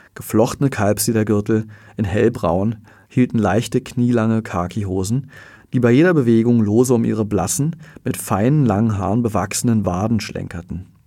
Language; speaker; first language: German; native; German